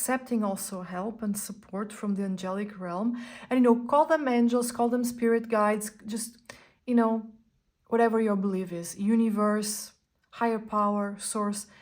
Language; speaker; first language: English; non-native, fluent; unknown